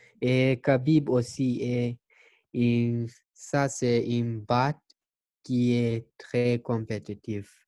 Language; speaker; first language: French; non-native, learner; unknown